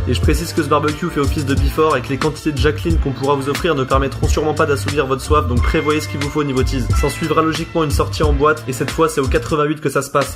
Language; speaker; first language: French; native; French